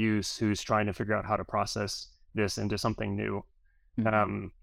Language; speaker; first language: English; native; English